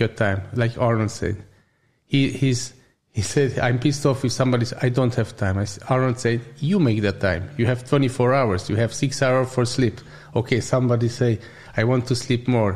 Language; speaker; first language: English; non-native, learner; Hungarian